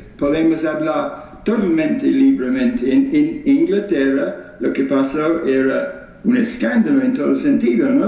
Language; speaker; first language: Spanish; non-native, fluent; English